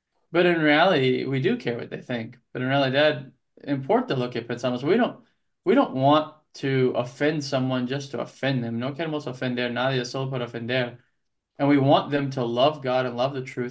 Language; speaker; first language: English; native; English